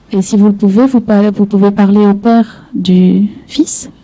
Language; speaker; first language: French; native; French